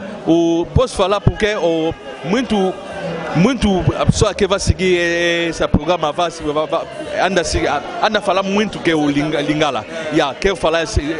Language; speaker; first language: Portuguese; non-native, learner; Lingala